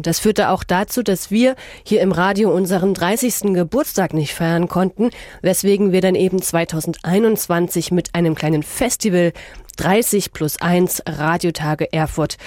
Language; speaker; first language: German; native; German